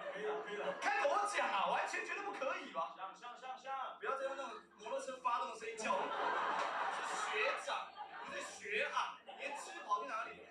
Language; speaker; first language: Chinese; native; Chinese